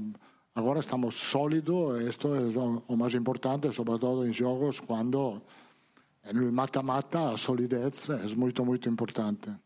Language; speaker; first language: Portuguese; non-native, learner; Italian